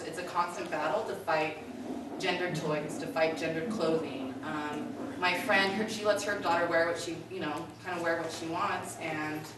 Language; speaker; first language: English; native; English